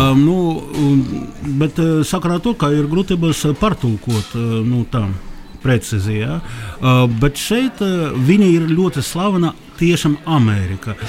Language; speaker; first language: Latvian; non-native, local second language; Russian